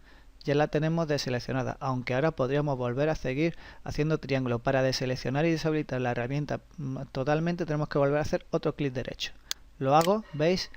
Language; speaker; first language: Spanish; native; Spanish